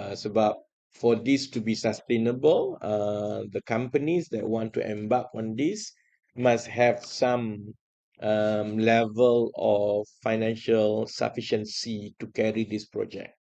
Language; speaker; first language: English; non-native, local second language; Malay